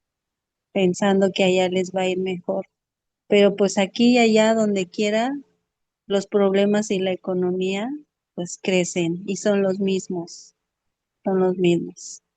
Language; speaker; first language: Spanish; native; Spanish